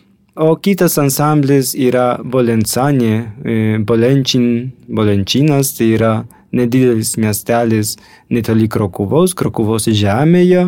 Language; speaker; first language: Lithuanian; non-native, fluent; Polish